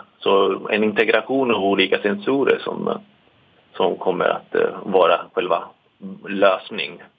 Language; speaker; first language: Swedish; non-native, fluent; Italian